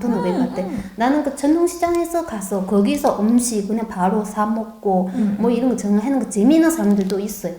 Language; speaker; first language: Korean; non-native, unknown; Chinese